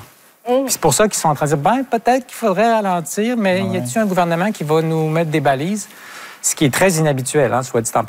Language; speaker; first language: French; native; French